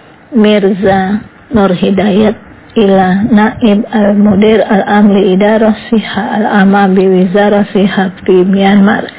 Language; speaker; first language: Arabic; non-native, fluent; Indonesian